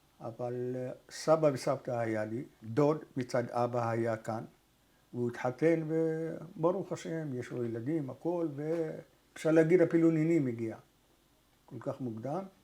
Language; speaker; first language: Hebrew; early bilingual, other home language; Arabic